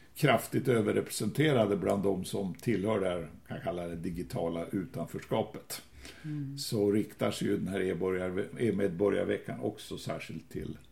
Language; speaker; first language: Swedish; native; Swedish